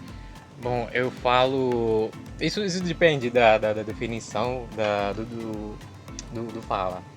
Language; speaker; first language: Portuguese; non-native, fluent; Indonesian